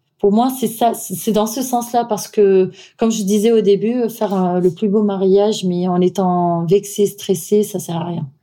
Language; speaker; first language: French; non-native, fluent; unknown